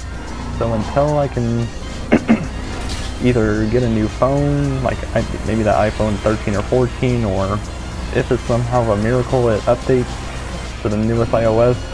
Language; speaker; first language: English; native; English